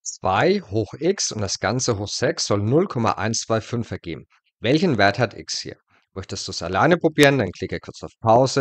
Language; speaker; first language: German; native; German